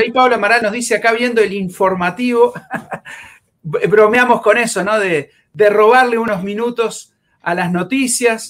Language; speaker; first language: Spanish; native; Spanish